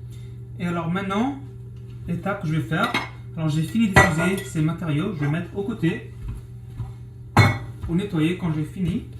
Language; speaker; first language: French; non-native, local second language; English